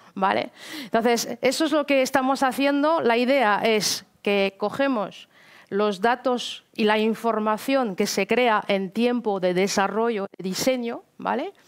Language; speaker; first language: Spanish; non-native, fluent; French